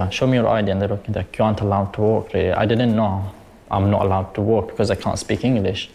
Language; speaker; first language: English; non-native, learner; Arabic